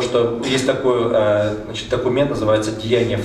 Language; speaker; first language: Russian; native; Russian